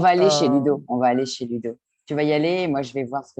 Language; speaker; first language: French; native; French